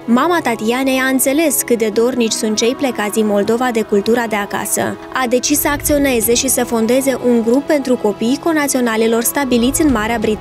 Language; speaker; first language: Romanian; native; Romanian